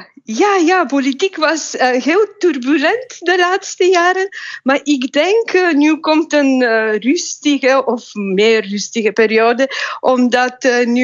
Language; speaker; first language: Dutch; non-native, fluent; Bulgarian